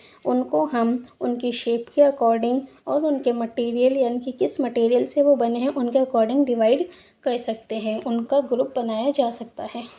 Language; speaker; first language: Hindi; native; Hindi